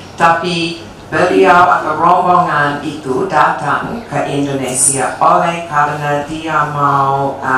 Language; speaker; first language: Indonesian; non-native, fluent; English